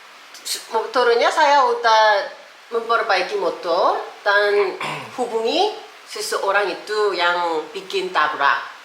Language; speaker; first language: Indonesian; non-native, learner; Korean